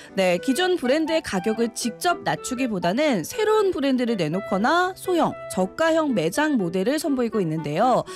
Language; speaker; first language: Korean; native; Korean